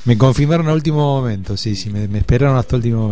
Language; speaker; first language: Spanish; native; Spanish